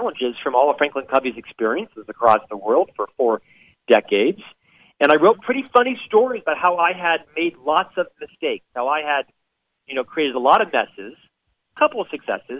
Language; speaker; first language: English; native; English